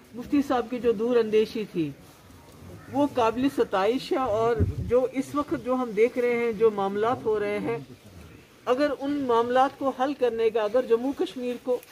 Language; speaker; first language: Urdu; non-native, local second language; Kashmiri